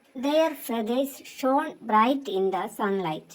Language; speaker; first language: English; non-native, local second language; Malayalam